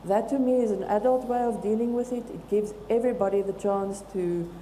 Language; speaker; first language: English; non-native, local second language; Afrikaans